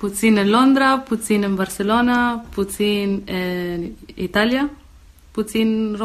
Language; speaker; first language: Romanian; non-native, learner; Italian